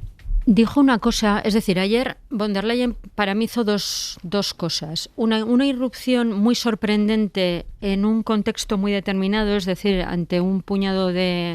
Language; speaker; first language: Spanish; native; Spanish